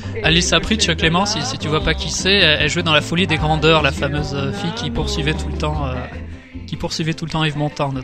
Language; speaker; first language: French; native; French